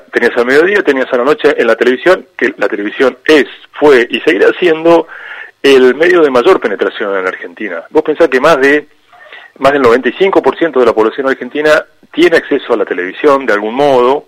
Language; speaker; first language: Spanish; native; Spanish